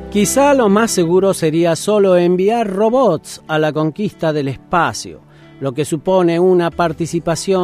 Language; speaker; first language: Spanish; native; Spanish